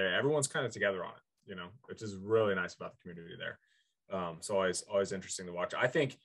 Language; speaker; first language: English; native; English